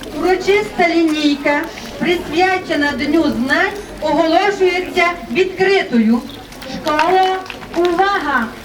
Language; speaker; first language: Ukrainian; native; Ukrainian